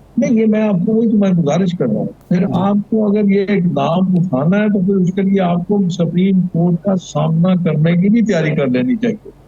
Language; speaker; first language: Urdu; non-native, local second language; Punjabi